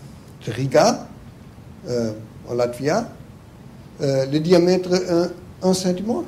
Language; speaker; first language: French; non-native, learner; German